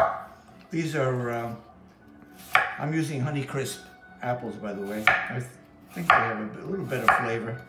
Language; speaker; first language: English; native; English